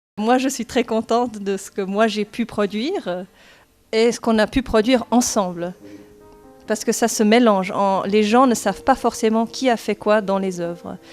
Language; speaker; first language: French; non-native, fluent; German